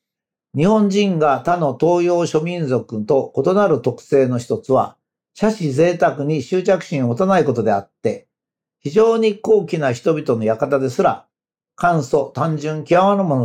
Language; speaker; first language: Japanese; native; Japanese